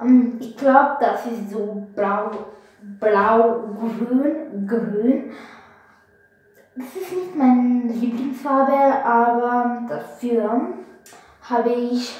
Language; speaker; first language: German; non-native, learner; Bulgarian